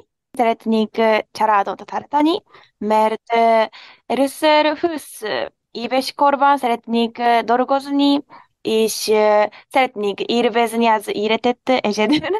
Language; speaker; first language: Hungarian; non-native, learner; Japanese